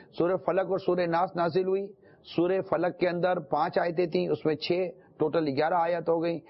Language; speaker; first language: Urdu; non-native, local second language; Memoni